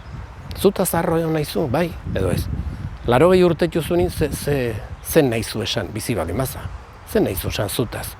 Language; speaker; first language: Basque; native; Basque